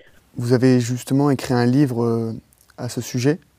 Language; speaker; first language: French; native; French